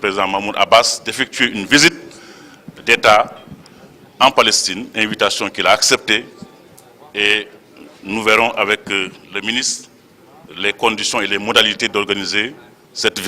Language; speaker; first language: French; non-native, local second language; Wolof